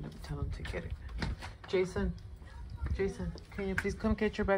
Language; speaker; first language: English; early bilingual, other home language; Spanish